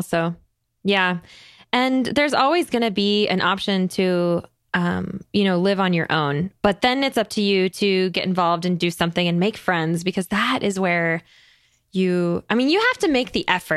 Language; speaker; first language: English; native; English